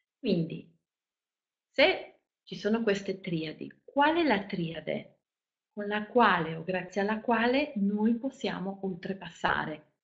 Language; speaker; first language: Italian; non-native, fluent; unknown